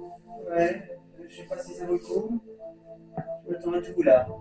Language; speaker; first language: French; native; French